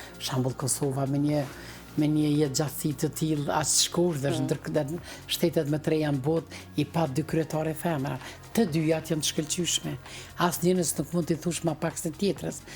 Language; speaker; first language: Albanian; native; Albanian